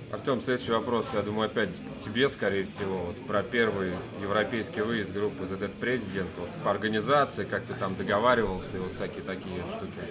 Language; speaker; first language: Russian; native; Russian